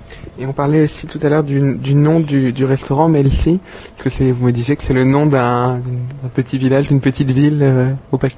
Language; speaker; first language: French; native; French